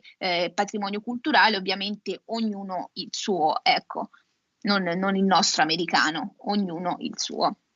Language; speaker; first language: Italian; native; Italian